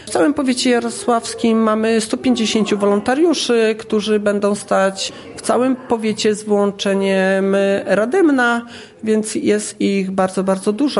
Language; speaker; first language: Polish; native; Polish